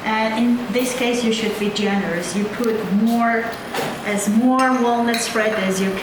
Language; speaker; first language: English; non-native, learner; Georgian